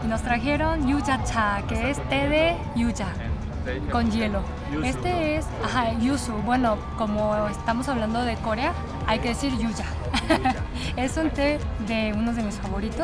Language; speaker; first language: Spanish; non-native, fluent; Korean